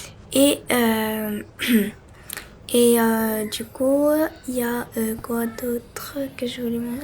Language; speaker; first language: French; native; French